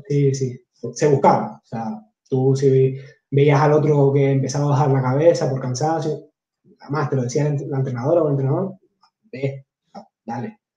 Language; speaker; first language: Spanish; native; Spanish